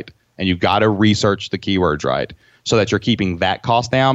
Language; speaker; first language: English; native; English